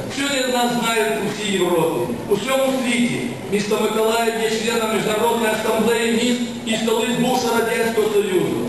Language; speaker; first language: Ukrainian; non-native, local second language; Russian